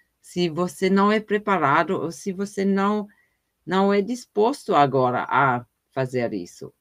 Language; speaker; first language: Portuguese; non-native, fluent; German